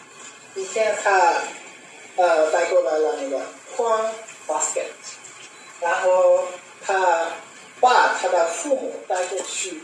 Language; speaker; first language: Chinese; non-native, learner; Bangla